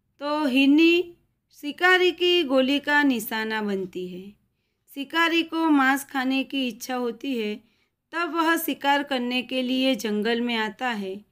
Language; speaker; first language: Hindi; non-native, local second language; Gujarati